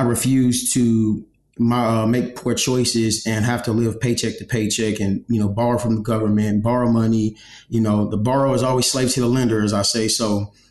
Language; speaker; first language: English; native; English